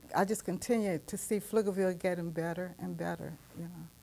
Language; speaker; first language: English; native; English